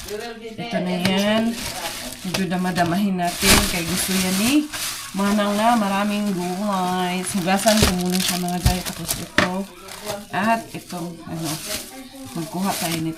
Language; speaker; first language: Filipino; non-native, local second language; Cebuano